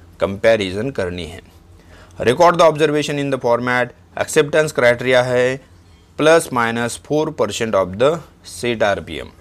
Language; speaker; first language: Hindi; non-native, local second language; Marathi